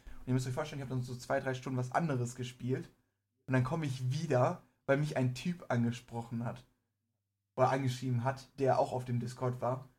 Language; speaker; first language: German; early bilingual, other home language; Persian